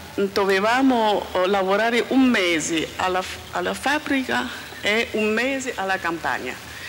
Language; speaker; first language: Italian; non-native, learner; Chinese